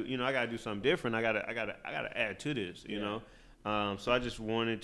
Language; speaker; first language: English; native; English